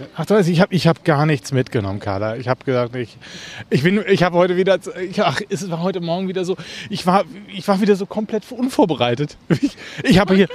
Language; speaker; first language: German; native; German